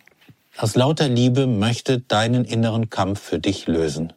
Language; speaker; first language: German; native; German